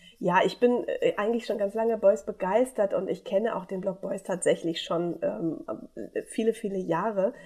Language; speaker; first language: German; native; German